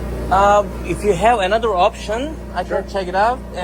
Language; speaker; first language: English; non-native, fluent; Turkish